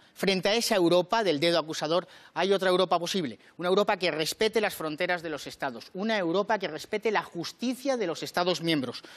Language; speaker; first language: Spanish; native; Spanish